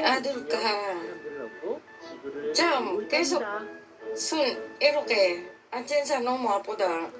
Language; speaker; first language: Korean; non-native, learner; Filipino